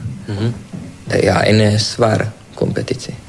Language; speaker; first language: Dutch; non-native, learner; Hungarian